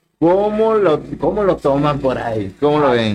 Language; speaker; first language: Spanish; native; Spanish